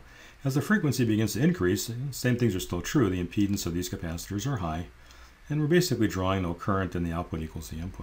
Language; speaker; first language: English; native; English